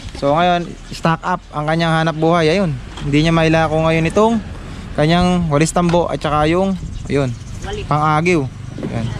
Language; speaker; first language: Filipino; native; Filipino